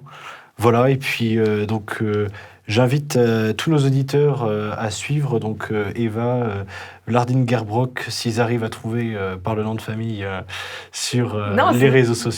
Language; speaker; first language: French; native; French